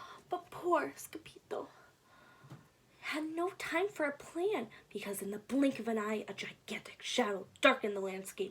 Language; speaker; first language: English; native; English